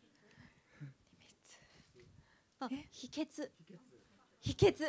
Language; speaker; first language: Japanese; non-native, learner; Chinese